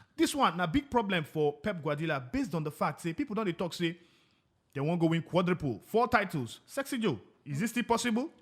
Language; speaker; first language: Nigerian Pidgin; non-native, local second language; Igbo